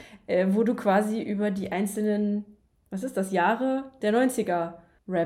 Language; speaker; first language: German; native; German